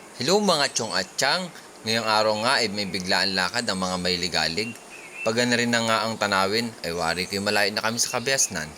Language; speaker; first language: Filipino; native; Filipino